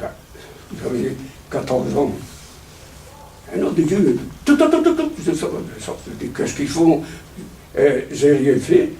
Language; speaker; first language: French; non-native, fluent; Italian